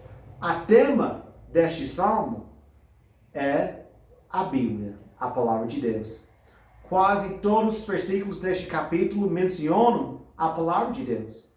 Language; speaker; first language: Portuguese; non-native, fluent; English